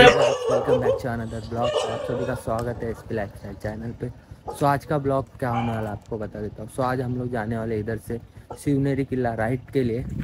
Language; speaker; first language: Hindi; non-native, local second language; Marathi